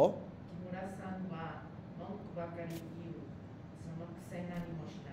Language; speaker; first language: Japanese; non-native, learner; Spanish